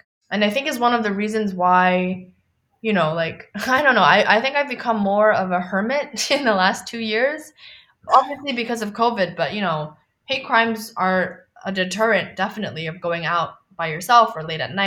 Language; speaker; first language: English; non-native, local second language; Cantonese